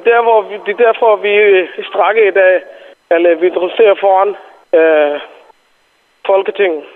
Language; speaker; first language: Danish; non-native, fluent; Somali